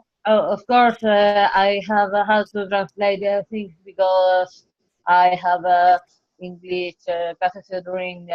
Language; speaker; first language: English; non-native, learner; Spanish